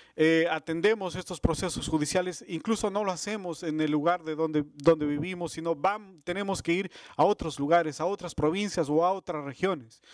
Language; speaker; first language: Spanish; native; Spanish